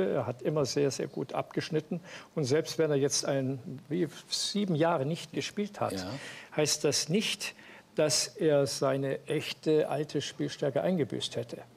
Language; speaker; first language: German; native; German